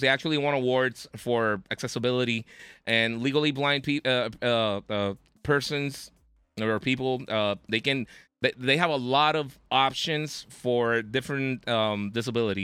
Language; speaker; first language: English; non-native, local second language; Spanish